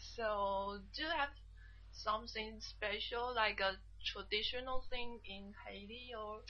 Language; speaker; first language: English; non-native, learner; Chinese